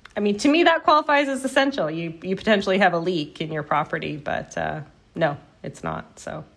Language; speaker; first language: English; native; English